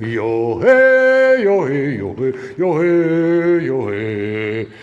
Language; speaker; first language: English; non-native, learner; French